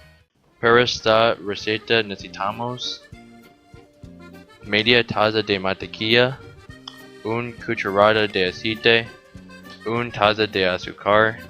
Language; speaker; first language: Spanish; non-native, learner; English